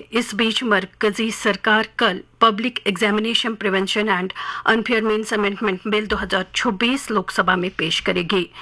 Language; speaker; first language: Urdu; non-native, local second language; Kashmiri